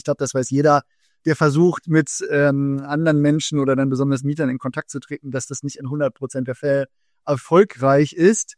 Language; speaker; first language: German; native; German